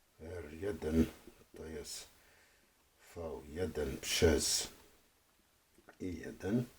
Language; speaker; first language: Polish; non-native, fluent; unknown